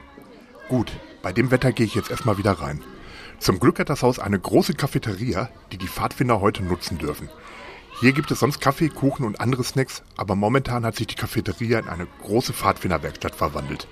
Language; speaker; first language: German; native; German